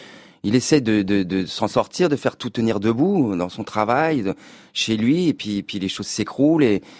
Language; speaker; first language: French; native; French